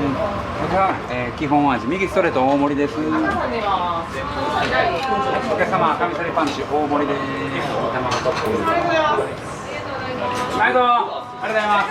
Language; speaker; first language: Japanese; native; Japanese